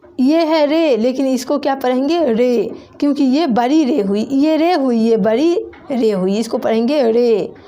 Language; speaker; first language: Hindi; native; Hindi